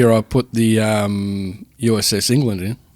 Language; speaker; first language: English; native; English